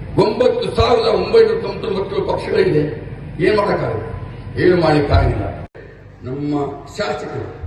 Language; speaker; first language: Kannada; non-native, local second language; Urdu